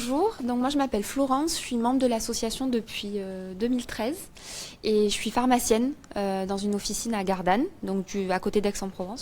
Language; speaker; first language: French; native; French